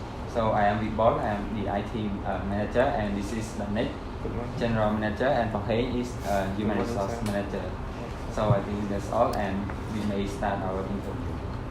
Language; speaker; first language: English; non-native, learner; Khmer